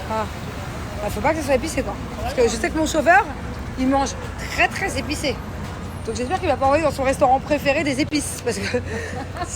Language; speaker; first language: French; native; French